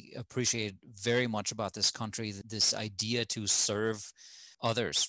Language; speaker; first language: English; non-native, fluent; German